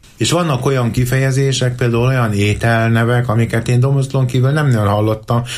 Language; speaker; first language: Hungarian; native; Hungarian